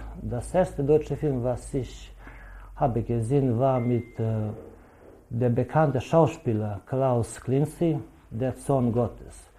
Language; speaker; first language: German; non-native, learner; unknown